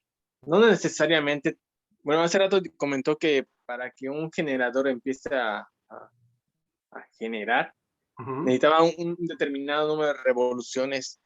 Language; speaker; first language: Spanish; native; Spanish